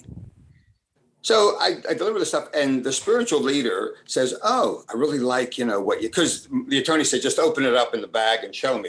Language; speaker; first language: English; early bilingual, other home language; Italian